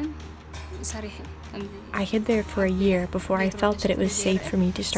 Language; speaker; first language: English; non-native, fluent; Arabic